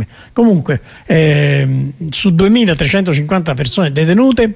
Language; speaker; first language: Italian; native; Italian